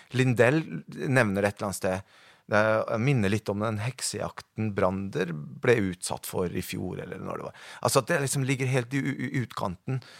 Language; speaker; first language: Norwegian; early bilingual, other home language; Spanish